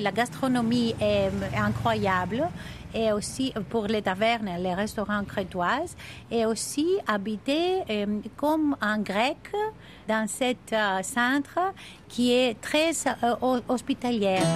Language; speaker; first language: French; non-native, fluent; Greek